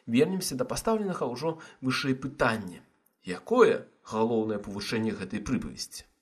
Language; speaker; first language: Belarusian; non-native, local second language; Russian